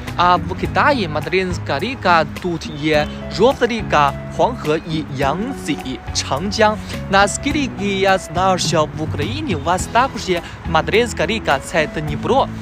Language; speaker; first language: Ukrainian; non-native, learner; Chinese